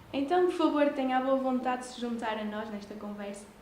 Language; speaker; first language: Portuguese; native; Portuguese